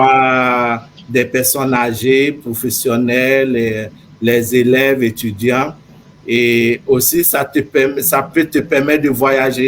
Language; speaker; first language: French; non-native, fluent; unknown